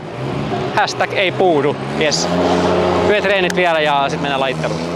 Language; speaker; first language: Finnish; native; Finnish